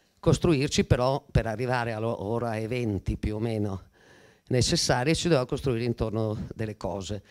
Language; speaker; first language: Italian; native; Italian